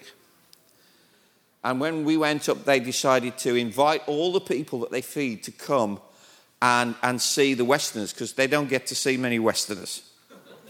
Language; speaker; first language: English; native; English